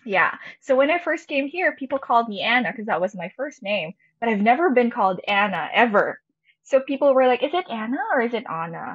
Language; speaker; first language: English; non-native, local second language; Filipino